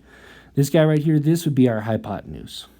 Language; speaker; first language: English; native; English